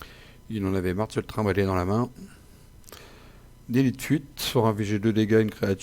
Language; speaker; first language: French; native; French